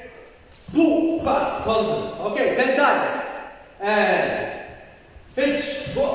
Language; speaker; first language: English; non-native, learner; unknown